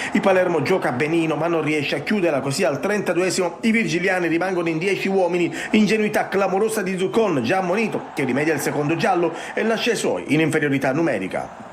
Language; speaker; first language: Italian; native; Italian